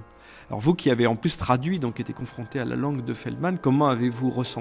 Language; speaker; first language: French; native; French